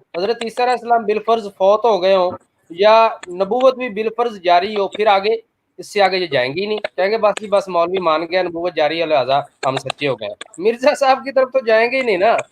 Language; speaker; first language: Urdu; non-native, local second language; Punjabi